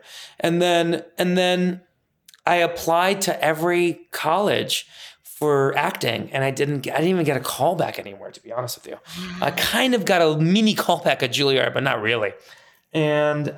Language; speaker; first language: English; early bilingual, other home language; Persian